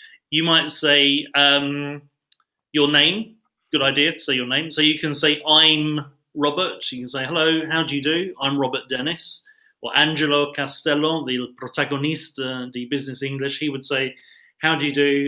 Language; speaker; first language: English; native; English